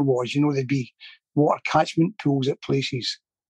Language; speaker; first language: English; native; English